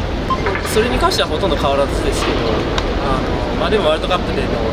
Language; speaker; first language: Japanese; native; Japanese